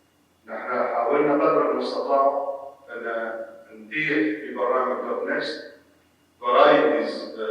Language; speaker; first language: Arabic; native; Arabic